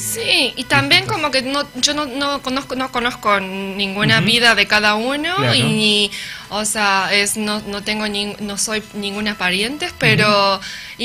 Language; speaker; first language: Spanish; non-native, learner; Japanese